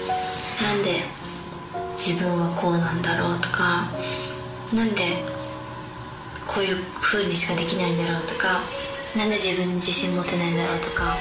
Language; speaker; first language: Japanese; native; Japanese